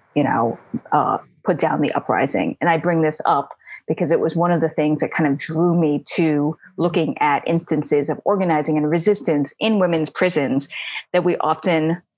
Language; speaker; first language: English; native; English